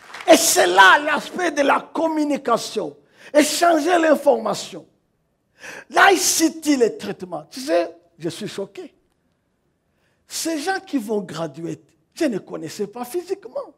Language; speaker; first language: French; non-native, local second language; Kinyarwanda